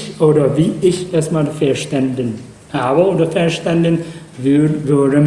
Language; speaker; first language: German; non-native, fluent; Chinese